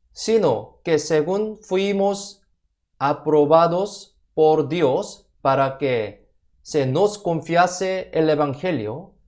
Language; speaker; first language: Spanish; non-native, fluent; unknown